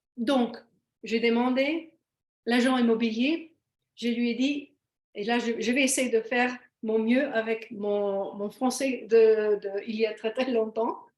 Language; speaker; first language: French; non-native, fluent; Slovenian